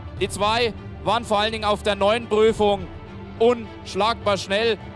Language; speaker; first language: German; native; German